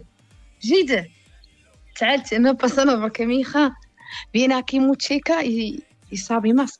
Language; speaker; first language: Spanish; non-native, learner; Arabic